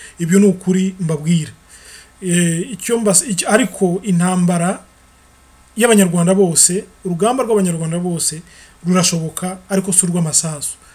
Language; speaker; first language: Kinyarwanda; early bilingual, heritage; Kinyarwanda